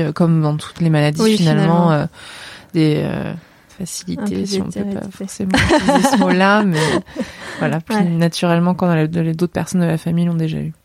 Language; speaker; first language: French; native; French